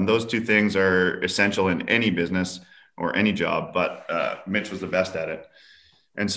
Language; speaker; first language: English; native; English